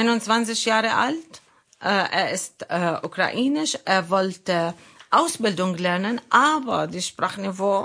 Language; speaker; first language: German; non-native, learner; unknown